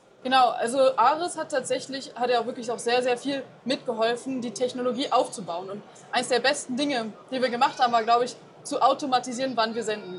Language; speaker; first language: German; native; German